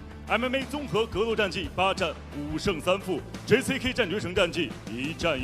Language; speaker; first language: Chinese; native; Chinese